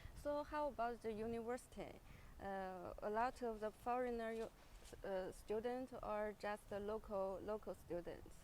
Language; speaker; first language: English; non-native, learner; Chinese